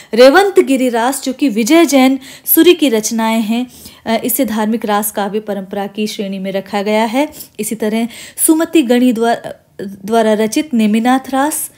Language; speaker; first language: Hindi; native; Hindi